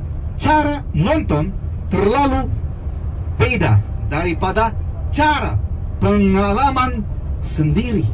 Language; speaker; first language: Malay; non-native, fluent; Turkish